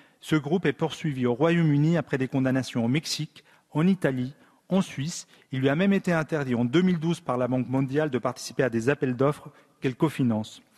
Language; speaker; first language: French; early bilingual, other home language; Spanish